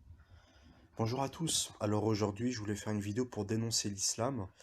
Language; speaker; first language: French; early bilingual, other home language; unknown